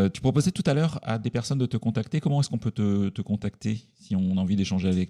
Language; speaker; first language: French; native; French